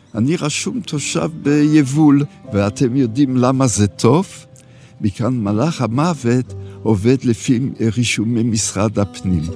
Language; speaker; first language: Hebrew; non-native, fluent; French